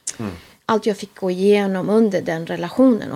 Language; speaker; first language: Swedish; native; Swedish